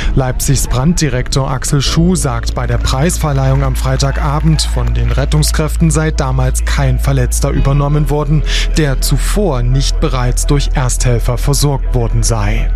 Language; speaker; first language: German; native; German